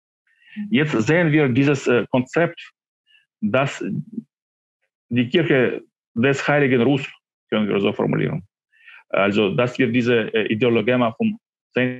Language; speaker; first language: German; non-native, fluent; Ukrainian